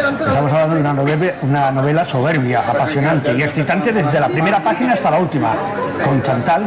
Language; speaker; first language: Spanish; native; Spanish